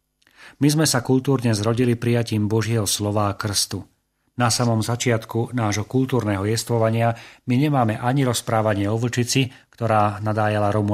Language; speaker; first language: Slovak; native; Slovak